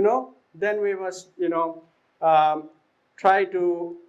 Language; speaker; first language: English; non-native, fluent; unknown